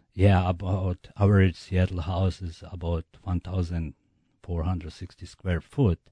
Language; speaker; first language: English; non-native, learner; Bosnian